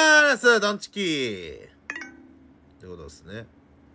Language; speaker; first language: Japanese; native; Japanese